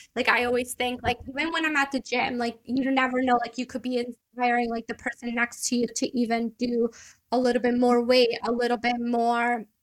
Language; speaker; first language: English; early bilingual, other home language; Italian